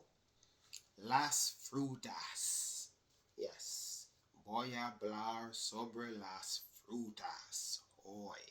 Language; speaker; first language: Spanish; non-native, learner; English